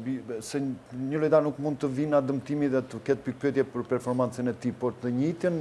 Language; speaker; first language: Albanian; native; Albanian